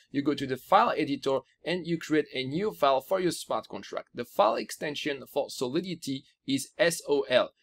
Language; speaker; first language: English; non-native, fluent; French